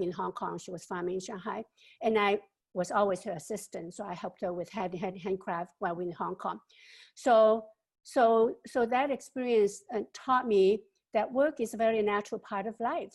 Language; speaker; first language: English; non-native, local second language; Wu Chinese